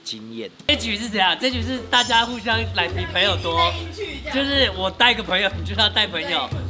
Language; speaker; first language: Chinese; native; Chinese